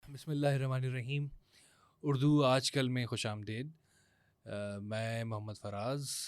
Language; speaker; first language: Urdu; native; Urdu